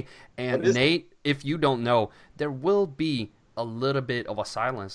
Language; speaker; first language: English; non-native, fluent; Swedish